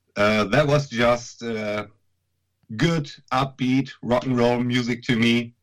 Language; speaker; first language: English; non-native, fluent; German